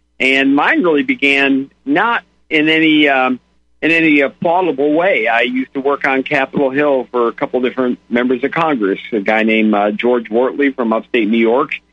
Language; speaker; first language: English; native; English